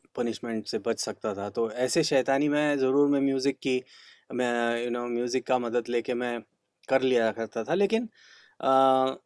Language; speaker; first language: Hindi; non-native, local second language; Kannada